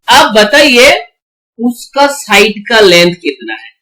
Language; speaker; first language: Hindi; non-native, local second language; Bangla